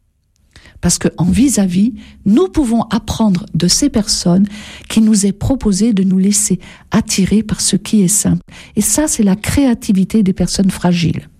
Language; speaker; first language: French; native; French